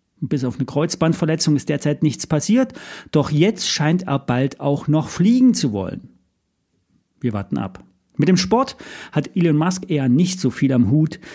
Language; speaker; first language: German; native; German